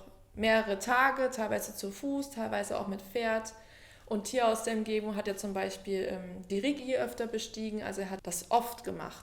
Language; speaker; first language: German; native; German